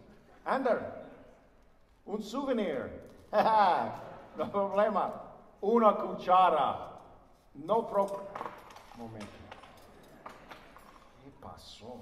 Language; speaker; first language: Spanish; non-native, learner; English